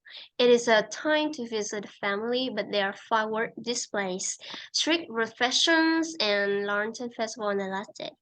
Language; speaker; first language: English; non-native, fluent; Vietnamese